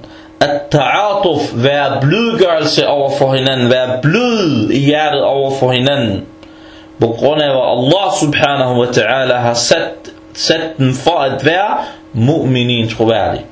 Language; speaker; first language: Danish; early bilingual, other home language; Arabic